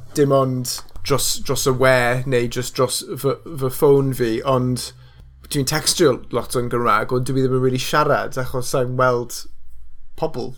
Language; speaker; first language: Welsh; non-native, local second language; English